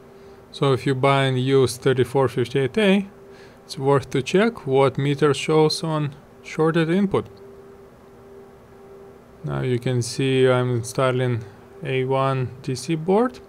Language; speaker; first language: English; non-native, fluent; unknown